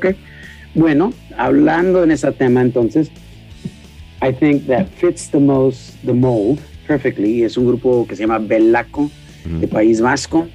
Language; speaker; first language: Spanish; early bilingual, heritage; Spanish